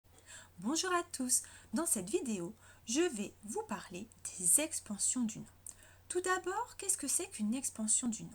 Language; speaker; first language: French; native; French